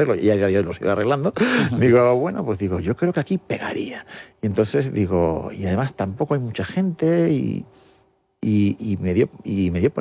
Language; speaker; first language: Spanish; native; Spanish